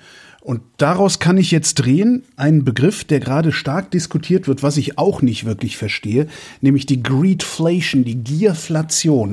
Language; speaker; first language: German; native; German